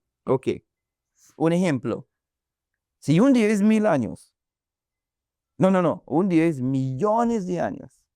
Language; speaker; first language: Spanish; non-native, learner; English